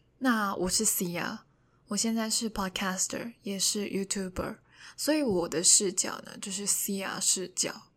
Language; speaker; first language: Chinese; non-native, local second language; Cantonese